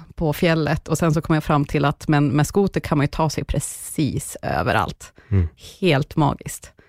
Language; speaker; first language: Swedish; native; Swedish